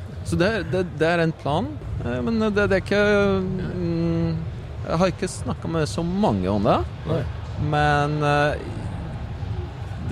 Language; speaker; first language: Norwegian; non-native, fluent; Polish